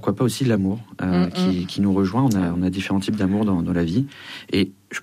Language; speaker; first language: French; native; French